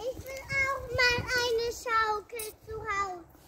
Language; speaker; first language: German; early bilingual, other home language; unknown